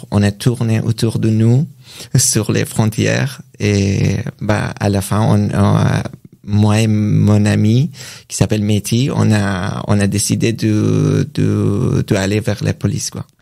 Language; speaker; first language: French; non-native, learner; Persian